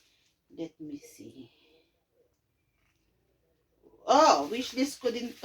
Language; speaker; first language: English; non-native, local second language; Filipino